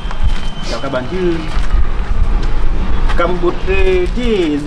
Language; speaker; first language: Vietnamese; non-native, learner; Portuguese